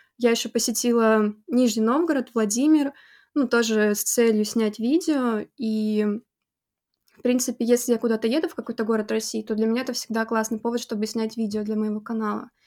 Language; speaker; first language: Russian; native; Russian